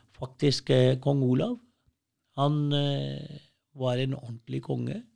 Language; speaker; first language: Norwegian; early bilingual, other home language; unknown